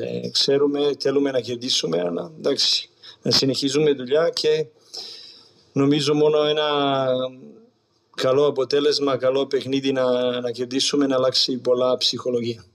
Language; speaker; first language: Greek; non-native, fluent; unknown